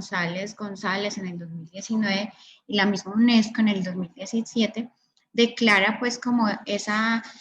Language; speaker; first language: Spanish; native; Spanish